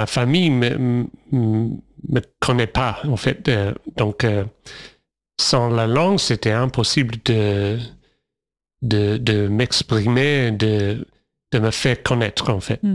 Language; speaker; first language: French; non-native, fluent; English